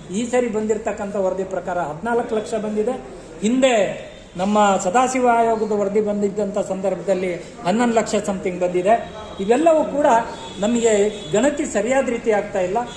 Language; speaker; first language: Kannada; non-native, local second language; Lambadi